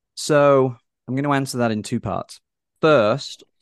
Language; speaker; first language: English; native; English